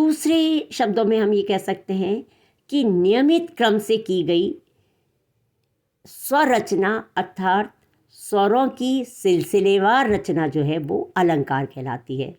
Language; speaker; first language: Hindi; native; Hindi